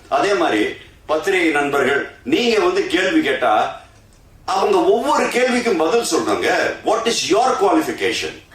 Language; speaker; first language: Tamil; early bilingual, heritage; Tamil